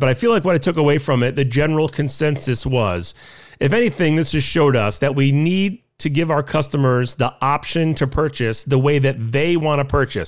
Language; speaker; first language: English; native; English